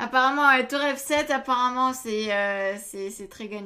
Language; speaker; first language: French; native; French